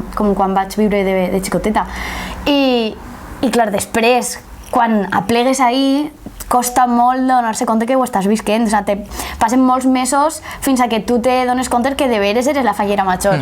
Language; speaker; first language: Catalan; native; Catalan